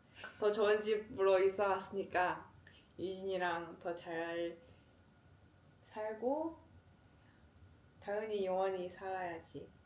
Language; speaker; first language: Korean; non-native, fluent; Chinese